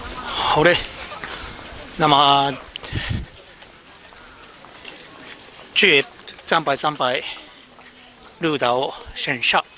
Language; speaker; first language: Chinese; non-native, learner; Japanese